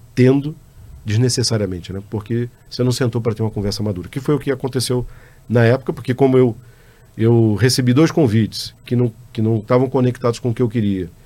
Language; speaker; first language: Portuguese; native; Portuguese